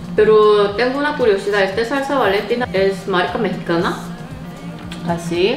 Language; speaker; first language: Spanish; non-native, learner; Korean